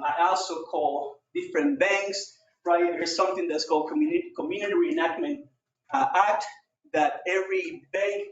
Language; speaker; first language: English; non-native, fluent; Spanish